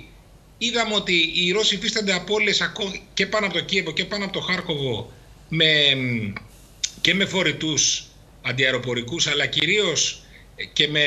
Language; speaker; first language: Greek; native; Greek